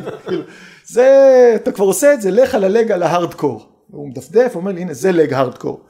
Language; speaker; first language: Hebrew; native; Hebrew